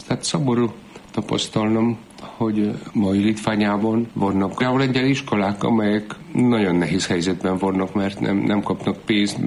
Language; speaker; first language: Hungarian; non-native, fluent; Polish